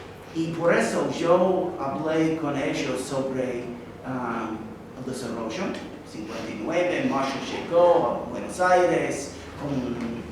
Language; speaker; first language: Spanish; non-native, fluent; English